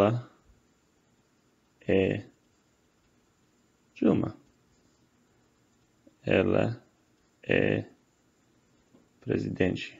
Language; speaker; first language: Portuguese; non-native, fluent; English